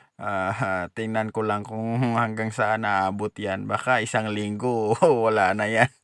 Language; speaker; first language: Filipino; non-native, local second language; Cebuano